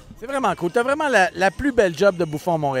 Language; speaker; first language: French; native; French